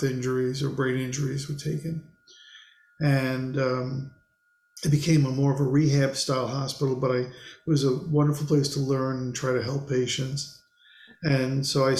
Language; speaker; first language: English; native; English